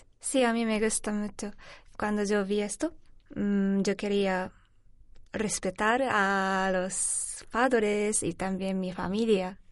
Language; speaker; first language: Spanish; non-native, learner; Japanese